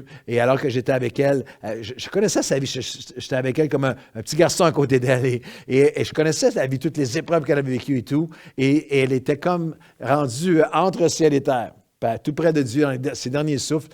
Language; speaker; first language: French; native; French